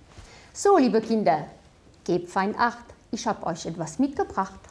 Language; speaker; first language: German; non-native, fluent; French